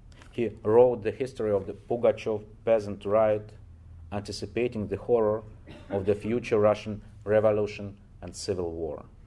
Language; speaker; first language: English; non-native, fluent; Russian